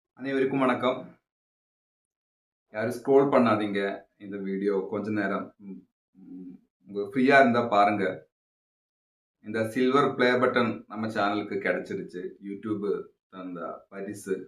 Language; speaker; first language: Tamil; non-native, local second language; Malayalam